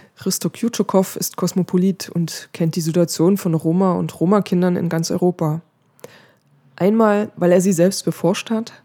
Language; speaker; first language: German; native; German